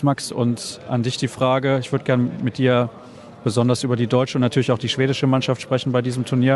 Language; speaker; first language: German; native; German